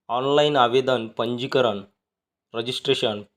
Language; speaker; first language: Hindi; non-native, local second language; Marathi